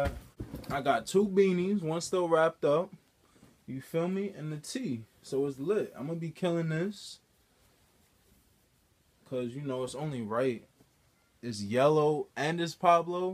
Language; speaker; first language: English; native; English